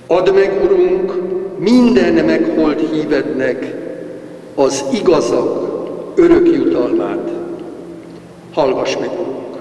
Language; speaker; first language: Hungarian; native; Hungarian